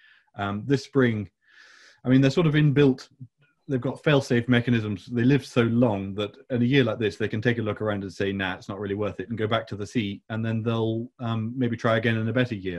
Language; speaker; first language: English; native; English